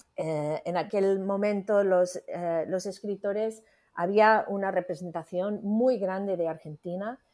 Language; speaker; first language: Spanish; non-native, fluent; English